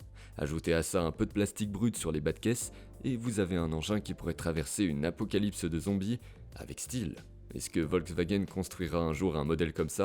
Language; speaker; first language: French; native; French